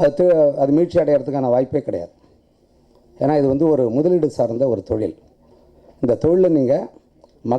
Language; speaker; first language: Tamil; native; Tamil